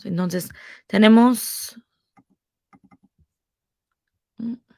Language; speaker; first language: Spanish; non-native, fluent; English